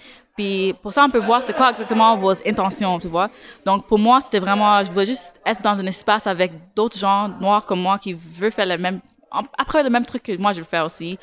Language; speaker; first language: French; native; French